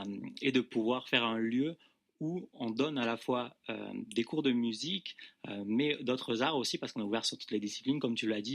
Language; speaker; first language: French; native; French